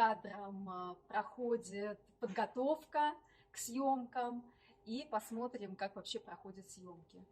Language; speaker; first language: Russian; native; Russian